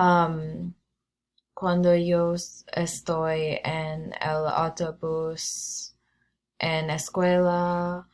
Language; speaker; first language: Spanish; non-native, learner; English